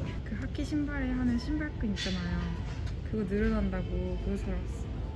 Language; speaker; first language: Korean; native; Korean